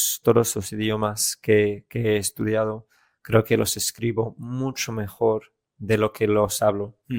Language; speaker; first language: Spanish; non-native, fluent; English